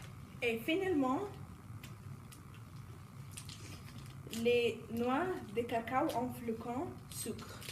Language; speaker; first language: French; non-native, learner; English